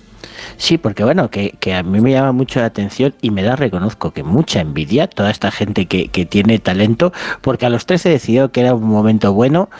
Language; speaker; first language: Spanish; native; Spanish